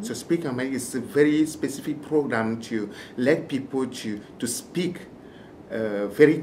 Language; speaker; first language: English; non-native, fluent; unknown